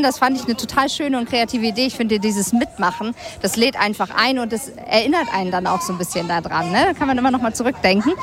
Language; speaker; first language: German; native; German